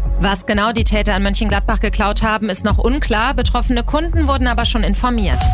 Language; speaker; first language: German; native; German